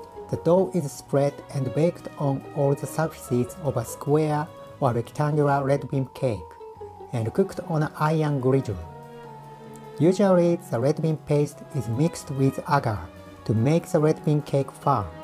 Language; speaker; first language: English; non-native, fluent; Japanese